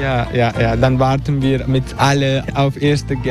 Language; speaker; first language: German; non-native, learner; Turkish